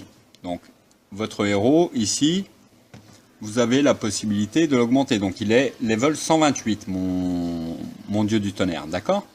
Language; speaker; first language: French; native; French